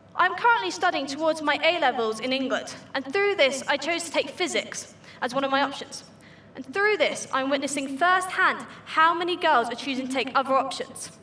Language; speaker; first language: English; native; English